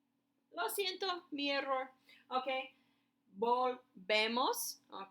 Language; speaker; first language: Spanish; non-native, fluent; English